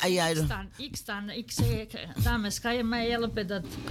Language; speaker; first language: Dutch; non-native, learner; Serbian